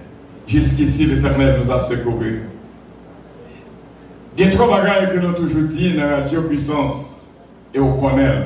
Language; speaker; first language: French; non-native, local second language; Haitian Creole